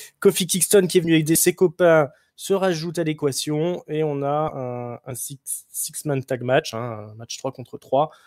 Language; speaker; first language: French; native; French